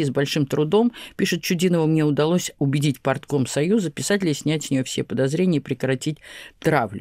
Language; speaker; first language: Russian; native; Russian